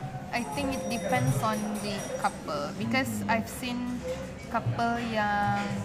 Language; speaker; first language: English; non-native, local second language; Malay